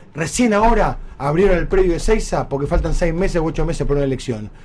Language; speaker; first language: Spanish; native; Spanish